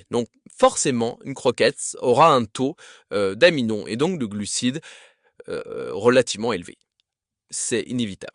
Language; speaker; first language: French; native; French